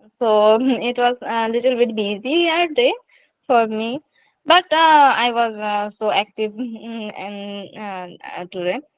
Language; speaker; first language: English; non-native, learner; Bangla